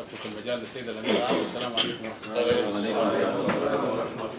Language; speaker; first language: Arabic; native; Arabic